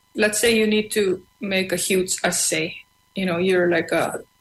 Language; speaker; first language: English; non-native, fluent; Icelandic